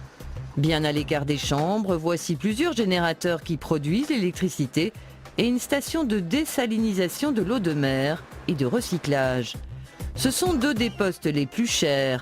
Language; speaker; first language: French; native; French